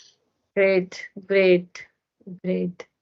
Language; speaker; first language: English; non-native, learner; Hindi